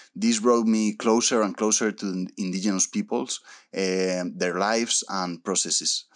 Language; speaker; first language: English; early bilingual, other home language; Spanish